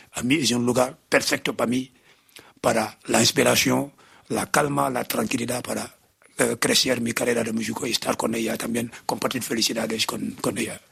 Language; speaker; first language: Spanish; non-native, fluent; Wolof